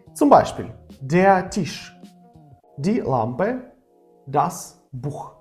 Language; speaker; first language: German; non-native, fluent; Ukrainian